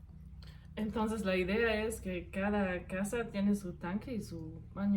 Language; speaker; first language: Spanish; non-native, fluent; German